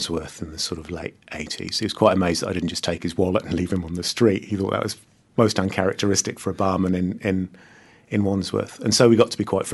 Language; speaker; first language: English; native; English